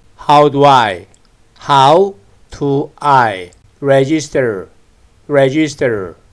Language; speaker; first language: English; non-native, fluent; Korean